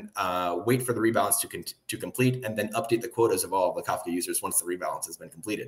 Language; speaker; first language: English; native; English